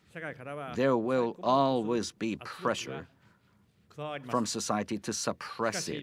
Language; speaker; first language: English; non-native, fluent; Japanese